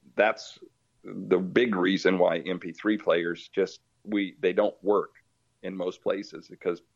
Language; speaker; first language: English; early bilingual, other home language; Portuguese